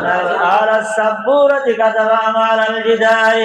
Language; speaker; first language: Arabic; non-native, fluent; Bangla